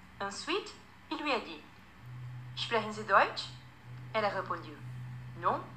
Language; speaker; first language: French; non-native, fluent; Portuguese